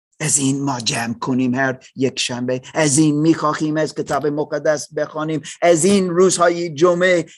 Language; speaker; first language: Persian; non-native, learner; German